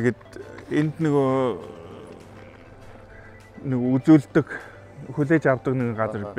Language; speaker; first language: Mongolian; non-native, fluent; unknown